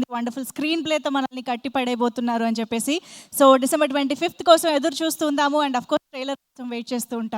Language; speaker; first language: Telugu; native; Telugu